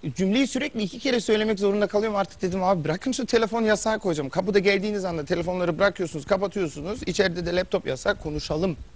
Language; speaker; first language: Turkish; early bilingual, heritage; Turkish